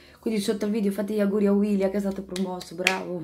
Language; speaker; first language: Italian; native; Italian